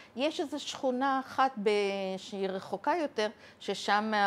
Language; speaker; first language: Hebrew; early bilingual, other home language; Arabic